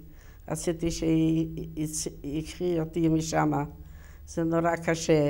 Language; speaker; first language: Hebrew; non-native, learner; Yiddish